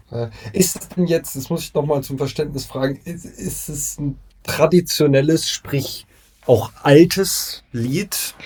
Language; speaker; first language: German; native; German